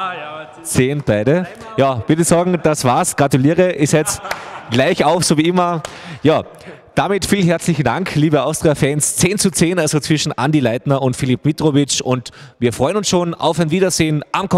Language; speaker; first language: German; native; German